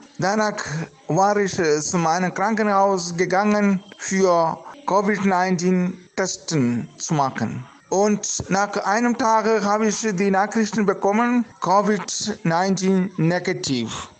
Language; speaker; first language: German; non-native, learner; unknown